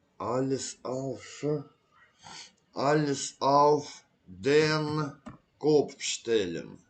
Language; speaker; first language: German; non-native, learner; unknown